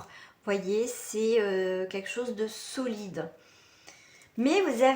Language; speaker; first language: French; native; French